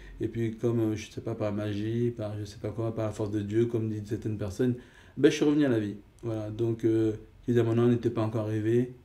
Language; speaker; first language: French; early bilingual, other home language; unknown